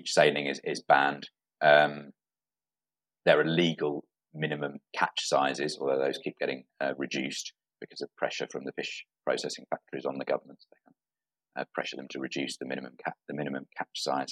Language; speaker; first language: English; native; English